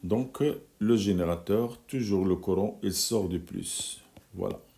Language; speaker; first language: French; non-native, local second language; Arabic